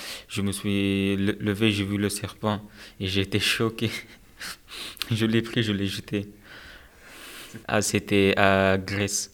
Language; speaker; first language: French; non-native, fluent; Persian